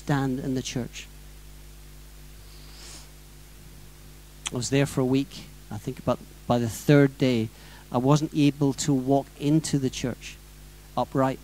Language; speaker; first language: English; native; English